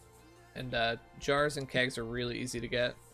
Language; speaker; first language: English; native; English